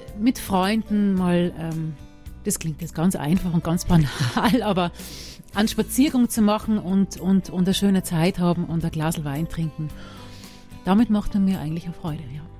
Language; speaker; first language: German; native; German